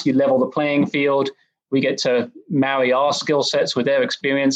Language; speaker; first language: English; native; English